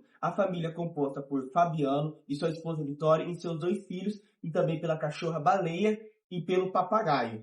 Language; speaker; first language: Portuguese; native; Portuguese